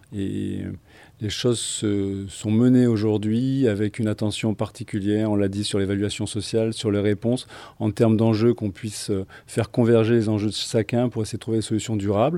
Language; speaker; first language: French; native; French